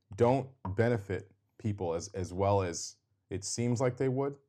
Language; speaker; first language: English; native; English